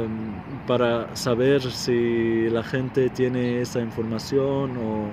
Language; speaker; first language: Spanish; non-native, fluent; Arabic